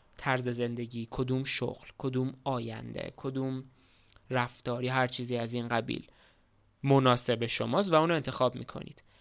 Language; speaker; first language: Persian; native; Persian